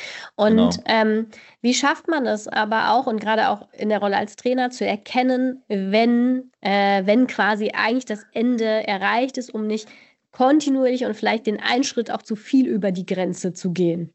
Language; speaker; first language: German; native; German